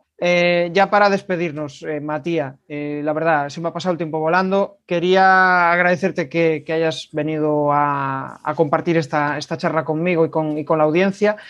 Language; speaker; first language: Spanish; native; Spanish